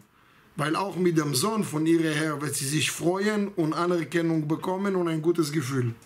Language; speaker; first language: German; non-native, fluent; Hebrew